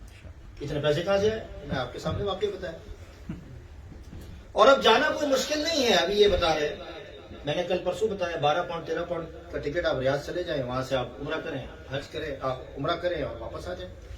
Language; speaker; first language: Urdu; native; Urdu